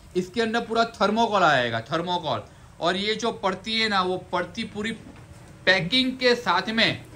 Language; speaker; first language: Hindi; non-native, local second language; Gujarati